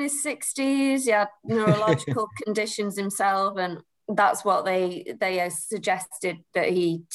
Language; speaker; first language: English; native; English